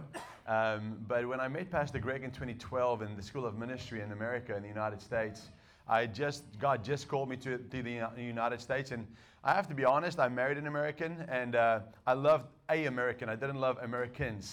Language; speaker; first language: English; non-native, local second language; Afrikaans